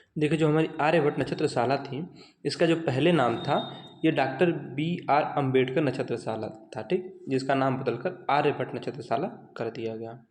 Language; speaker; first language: Hindi; native; Hindi